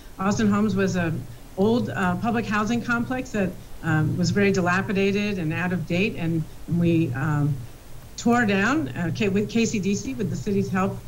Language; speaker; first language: English; native; English